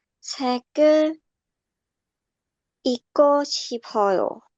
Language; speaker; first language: Korean; non-native, learner; Thai